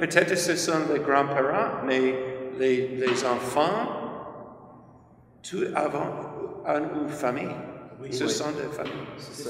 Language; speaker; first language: French; non-native, fluent; English